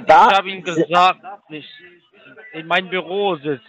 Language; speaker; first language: German; non-native, learner; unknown